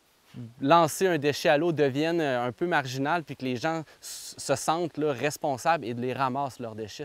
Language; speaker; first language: French; native; French